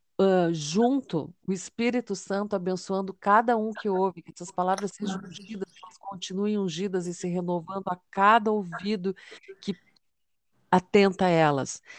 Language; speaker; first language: Portuguese; native; Portuguese